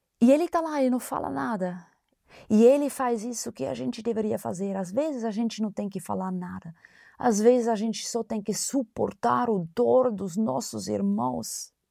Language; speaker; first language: Portuguese; non-native, fluent; German